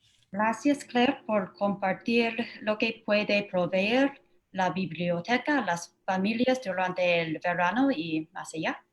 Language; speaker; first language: Spanish; non-native, fluent; English